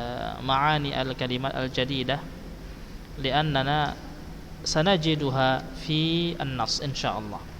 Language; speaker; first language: Arabic; non-native, fluent; Indonesian